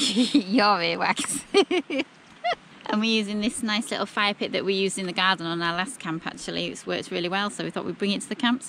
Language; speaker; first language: English; native; English